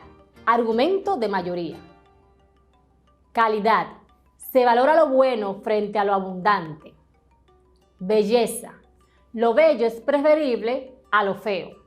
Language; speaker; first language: Spanish; native; Spanish